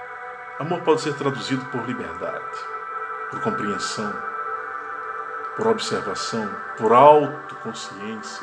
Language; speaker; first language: Portuguese; native; Portuguese